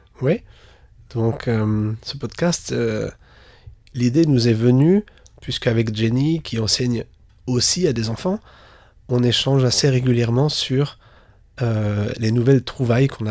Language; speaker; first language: French; native; French